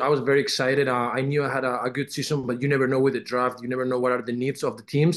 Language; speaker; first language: English; non-native, fluent; Spanish